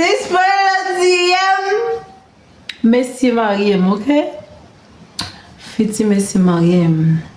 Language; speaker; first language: French; non-native, learner; Haitian Creole